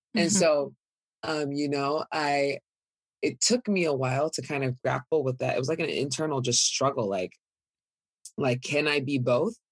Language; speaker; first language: English; early bilingual, other home language; Yoruba